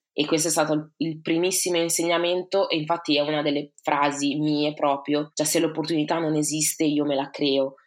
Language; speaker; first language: Italian; early bilingual, other home language; Akan